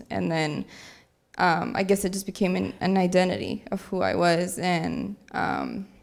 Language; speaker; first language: English; native; English